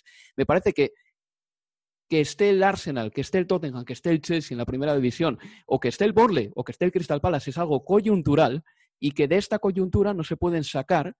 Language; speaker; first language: Spanish; native; Spanish